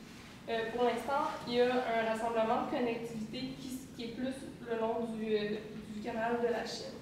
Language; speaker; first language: French; native; French